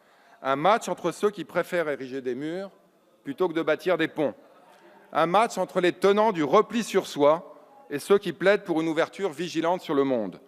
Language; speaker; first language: French; native; French